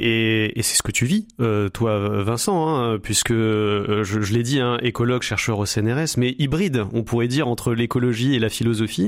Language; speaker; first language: French; native; French